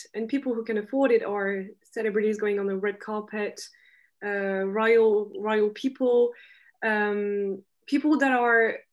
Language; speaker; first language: English; non-native, fluent; French